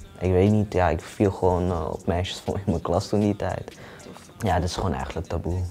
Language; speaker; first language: Dutch; early bilingual, other home language; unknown